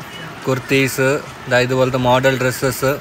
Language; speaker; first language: Malayalam; native; Malayalam